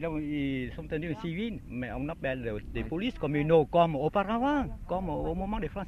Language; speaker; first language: French; non-native, fluent; Vietnamese